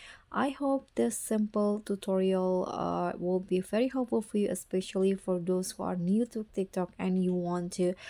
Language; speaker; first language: English; non-native, fluent; Indonesian